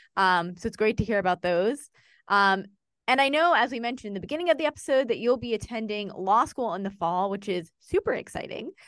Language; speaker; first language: English; native; English